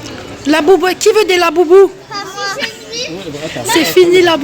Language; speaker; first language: French; native; French